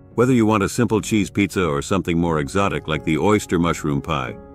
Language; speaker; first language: English; native; English